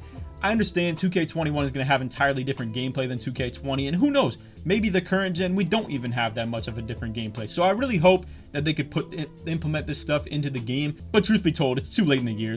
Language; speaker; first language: English; native; English